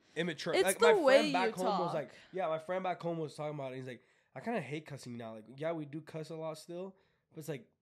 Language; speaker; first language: English; native; English